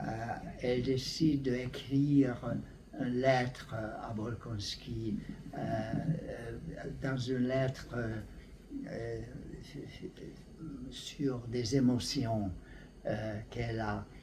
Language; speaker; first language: French; non-native, learner; Hungarian